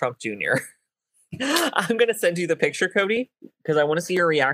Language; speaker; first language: English; native; English